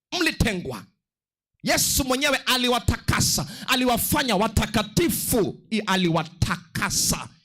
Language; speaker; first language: Swahili; non-native, local second language; Luo (Kenya and Tanzania)